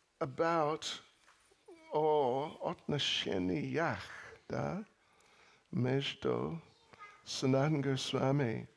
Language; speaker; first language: Russian; non-native, learner; English